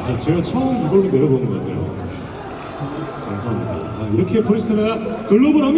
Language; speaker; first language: Korean; native; Korean